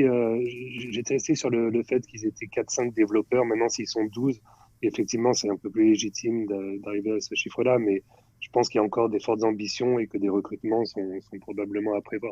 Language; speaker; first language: French; native; French